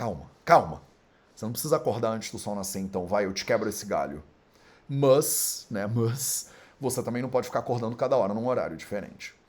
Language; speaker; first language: Portuguese; native; Portuguese